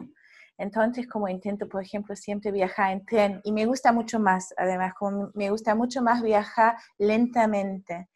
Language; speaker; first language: Spanish; non-native, fluent; German